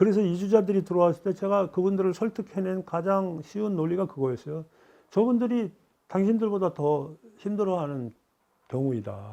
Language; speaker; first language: Korean; native; Korean